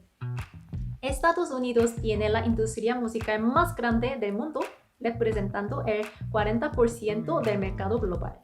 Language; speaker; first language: Spanish; non-native, fluent; Korean